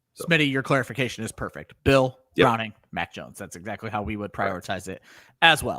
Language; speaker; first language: English; native; English